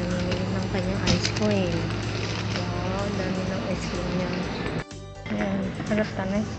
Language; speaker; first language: Japanese; non-native, learner; Filipino